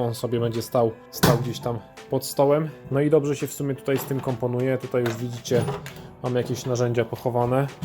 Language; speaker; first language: Polish; native; Polish